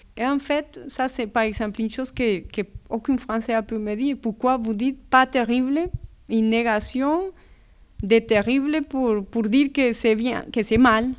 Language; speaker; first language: French; non-native, fluent; Spanish